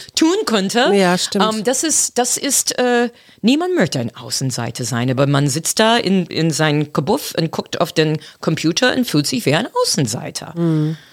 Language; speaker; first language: German; non-native, fluent; English